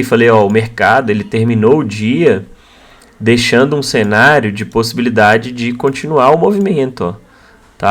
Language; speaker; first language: Portuguese; native; Portuguese